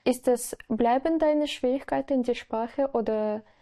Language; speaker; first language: German; non-native, learner; Spanish